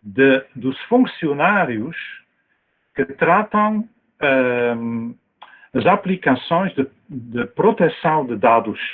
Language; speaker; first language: Portuguese; non-native, fluent; Dutch